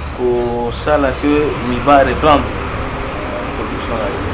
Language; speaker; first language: Lingala; non-native, local second language; Luba-Lulua